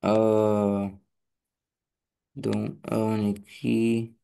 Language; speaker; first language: French; non-native, learner; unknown